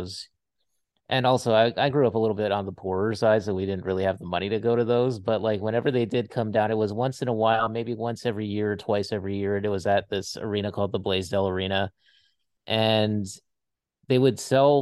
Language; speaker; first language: English; native; English